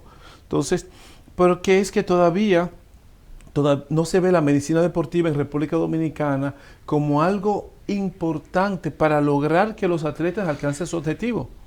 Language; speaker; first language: Spanish; native; Spanish